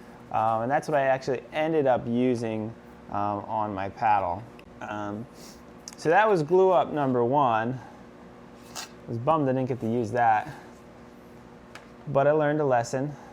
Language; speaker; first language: English; native; English